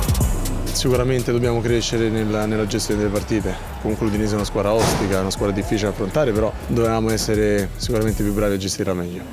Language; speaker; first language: Italian; native; Italian